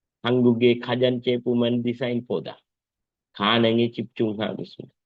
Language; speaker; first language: Korean; non-native, fluent; Sinhala